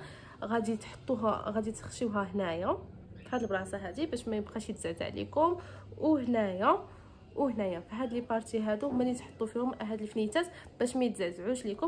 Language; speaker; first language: Arabic; native; Arabic